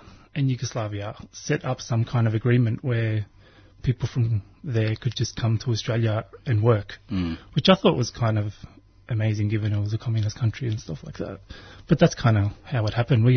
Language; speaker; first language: English; non-native, local second language; Croatian